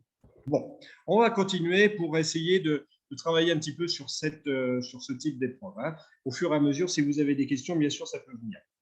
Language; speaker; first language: French; native; French